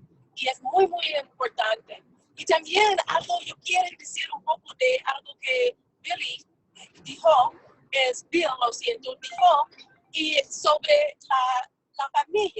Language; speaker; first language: Spanish; non-native, fluent; English